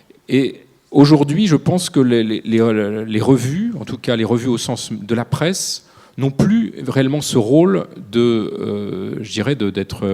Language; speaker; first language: French; native; French